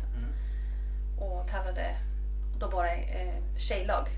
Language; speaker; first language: Swedish; non-native, fluent; Icelandic